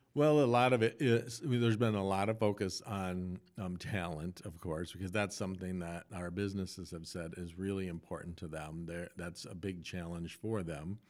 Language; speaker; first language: English; native; English